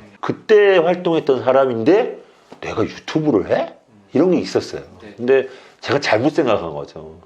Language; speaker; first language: Korean; native; Korean